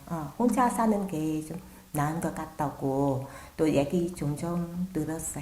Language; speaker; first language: Korean; non-native, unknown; Vietnamese